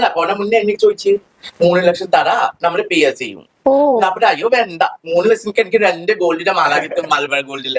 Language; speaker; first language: Malayalam; non-native, local second language; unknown